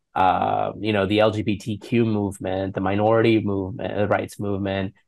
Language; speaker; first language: English; native; English